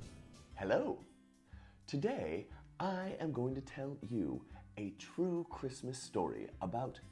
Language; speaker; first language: English; native; English